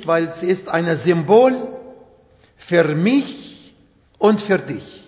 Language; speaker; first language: German; non-native, fluent; Arabic